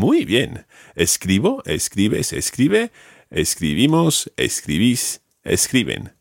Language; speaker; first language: Spanish; non-native, fluent; English